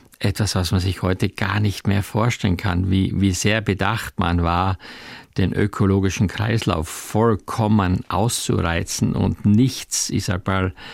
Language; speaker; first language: German; native; German